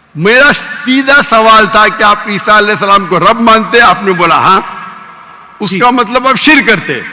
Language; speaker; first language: Urdu; non-native, local second language; Konkani